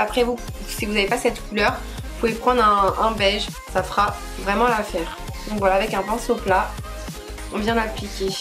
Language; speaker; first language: French; native; French